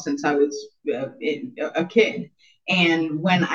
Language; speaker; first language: English; native; English